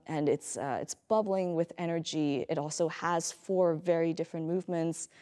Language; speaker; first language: English; native; English